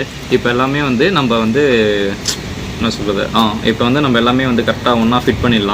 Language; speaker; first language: Tamil; native; Tamil